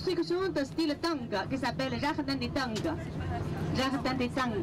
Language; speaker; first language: French; non-native, learner; Chinese